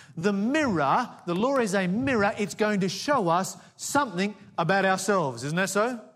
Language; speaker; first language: English; native; English